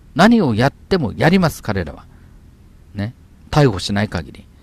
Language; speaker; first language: Japanese; native; Japanese